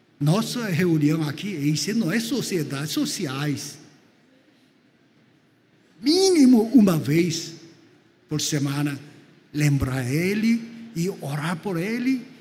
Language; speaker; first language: Portuguese; non-native, fluent; Korean